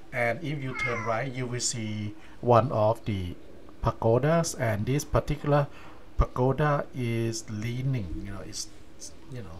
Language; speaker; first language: English; non-native, fluent; Thai